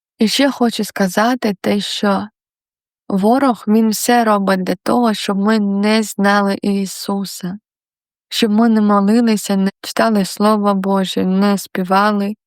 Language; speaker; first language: Ukrainian; non-native, local second language; Russian